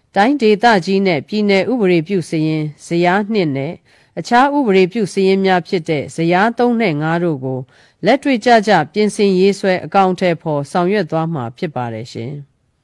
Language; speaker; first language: Burmese; native; Burmese